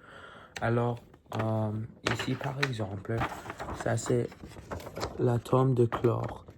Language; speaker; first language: French; non-native, learner; English